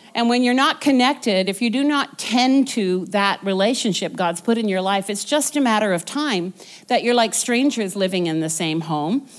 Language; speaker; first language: English; native; English